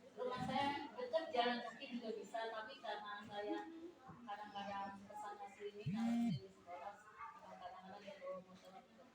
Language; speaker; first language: Indonesian; non-native, local second language; Sundanese